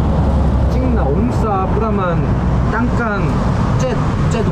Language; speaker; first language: Thai; non-native, learner; Korean